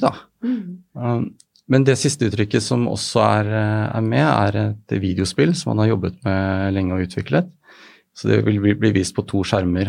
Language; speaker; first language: Norwegian; native; Norwegian